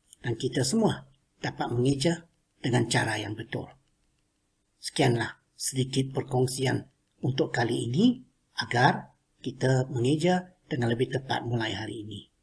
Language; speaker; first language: Malay; non-native, local second language; Chinese